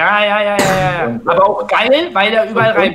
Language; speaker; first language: German; native; German